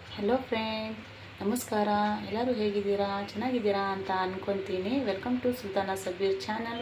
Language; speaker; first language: Kannada; non-native, local second language; Urdu